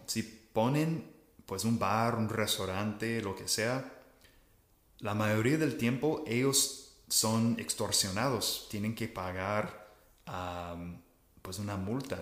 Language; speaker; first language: Spanish; non-native, fluent; English